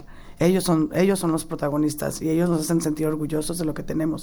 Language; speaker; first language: Spanish; native; Spanish